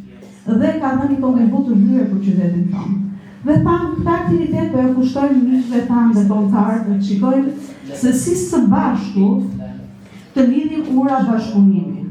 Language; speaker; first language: Albanian; native; Albanian